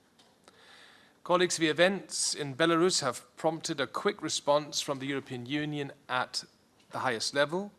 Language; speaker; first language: English; non-native, fluent; German